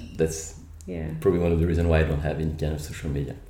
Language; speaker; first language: English; non-native, fluent; French